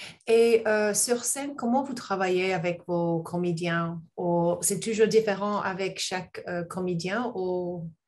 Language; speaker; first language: French; non-native, learner; English